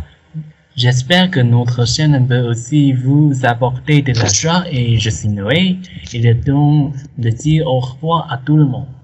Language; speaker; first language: French; non-native, learner; Chinese